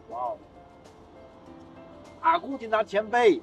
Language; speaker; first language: Indonesian; non-native, learner; Chinese